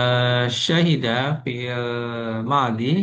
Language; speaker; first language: Arabic; non-native, learner; Indonesian